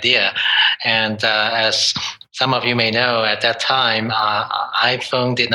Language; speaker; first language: English; non-native, local second language; Cantonese